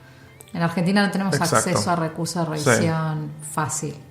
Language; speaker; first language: Spanish; native; Spanish